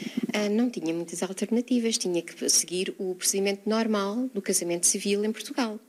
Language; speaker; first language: Portuguese; native; Portuguese